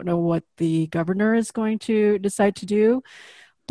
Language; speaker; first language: English; non-native, fluent; Indonesian